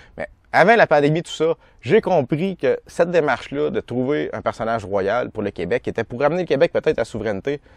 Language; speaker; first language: French; native; French